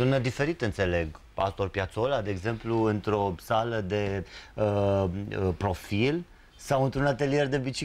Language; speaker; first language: Romanian; native; Romanian